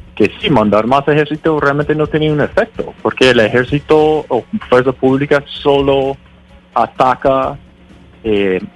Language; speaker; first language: Spanish; non-native, fluent; English